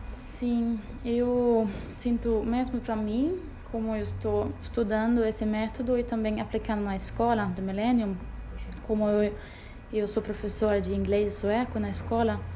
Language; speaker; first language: Portuguese; non-native, fluent; Swedish